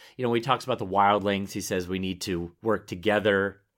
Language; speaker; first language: English; native; English